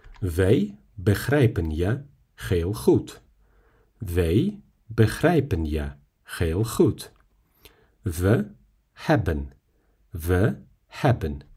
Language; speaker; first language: Dutch; non-native, fluent; Russian